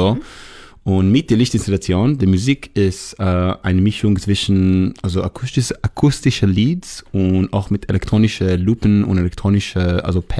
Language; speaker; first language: German; non-native, learner; Hebrew